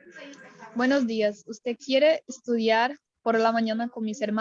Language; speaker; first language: Spanish; non-native, learner; Portuguese